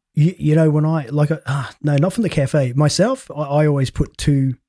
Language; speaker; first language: English; native; English